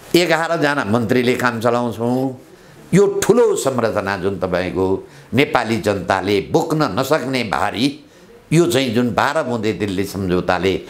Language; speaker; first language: Nepali; native; Nepali